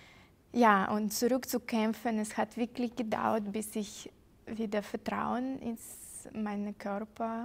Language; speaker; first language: German; non-native, fluent; Russian